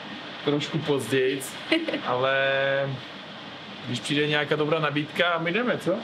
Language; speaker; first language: Czech; non-native, fluent; Uzbek